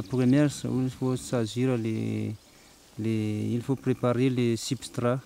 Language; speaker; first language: French; non-native, local second language; Malagasy